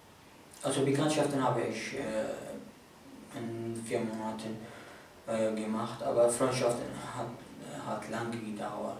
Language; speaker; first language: German; non-native, fluent; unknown